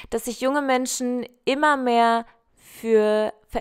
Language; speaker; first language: German; native; German